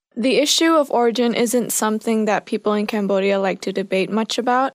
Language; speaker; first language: English; non-native, fluent; Khmer